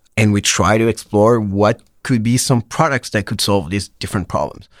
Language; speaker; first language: English; non-native, fluent; French